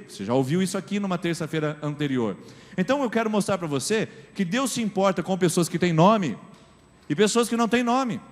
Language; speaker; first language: Portuguese; native; Portuguese